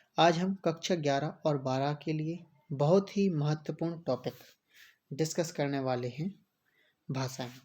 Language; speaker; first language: Hindi; native; Hindi